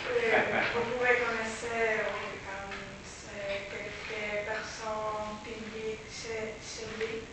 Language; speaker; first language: French; non-native, learner; Spanish